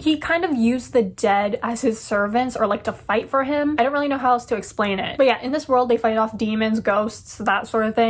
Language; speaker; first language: English; native; English